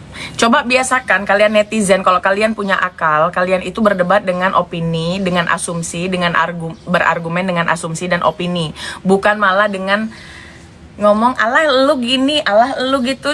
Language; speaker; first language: Indonesian; native; Indonesian